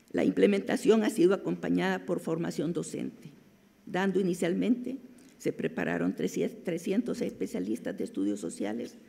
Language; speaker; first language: Spanish; native; Spanish